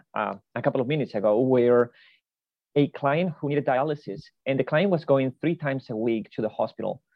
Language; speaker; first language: English; non-native, fluent; Spanish